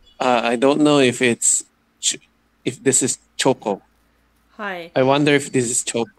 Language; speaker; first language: English; non-native, learner; Spanish